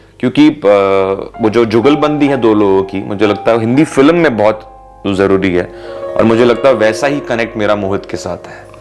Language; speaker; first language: Hindi; native; Hindi